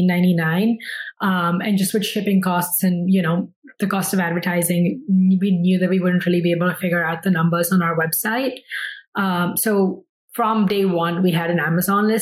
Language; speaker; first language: English; non-native, local second language; Hindi